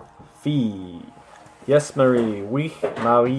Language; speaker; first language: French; non-native, learner; English